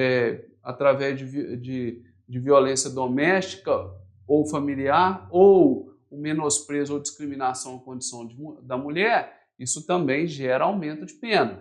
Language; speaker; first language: Portuguese; native; Portuguese